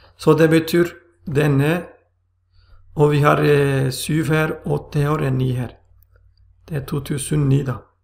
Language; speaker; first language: Swedish; non-native, fluent; Turkish